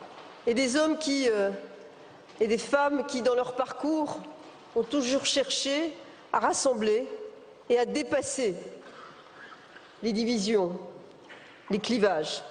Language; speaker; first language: French; native; French